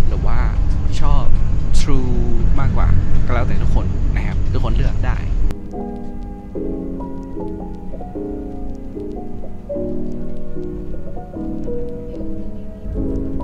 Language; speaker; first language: Thai; non-native, fluent; Indonesian